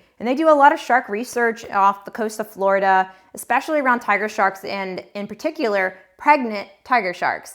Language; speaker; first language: English; native; English